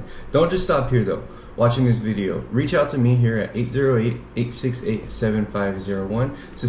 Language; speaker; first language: English; native; English